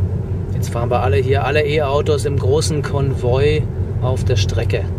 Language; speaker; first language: German; native; German